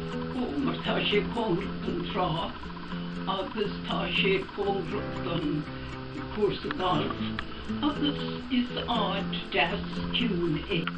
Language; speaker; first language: Irish; non-native, local second language; English